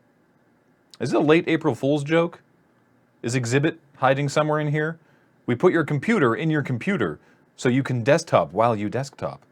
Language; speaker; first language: English; native; English